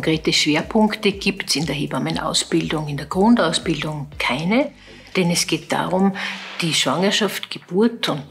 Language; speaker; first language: German; native; German